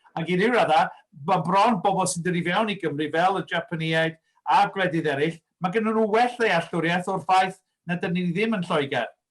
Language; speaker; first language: Welsh; early bilingual, heritage; Welsh